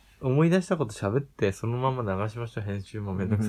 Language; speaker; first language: Japanese; native; Japanese